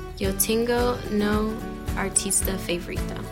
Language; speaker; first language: Spanish; non-native, learner; English